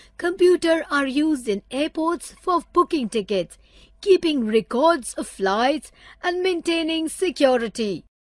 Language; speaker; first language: English; non-native, local second language; Urdu